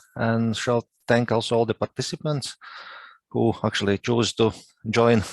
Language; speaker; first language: English; non-native, fluent; Latvian